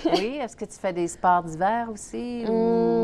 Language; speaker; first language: French; native; French